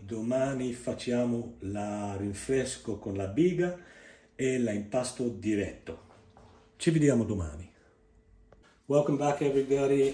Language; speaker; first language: Italian; non-native, learner; English